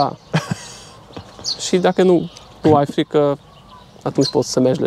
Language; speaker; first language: Romanian; non-native, local second language; Hungarian